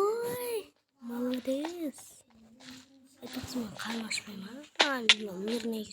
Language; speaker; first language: Russian; non-native, local second language; Kazakh